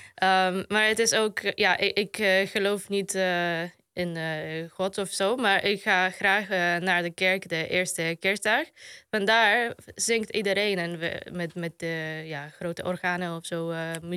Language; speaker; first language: Dutch; non-native, fluent; Polish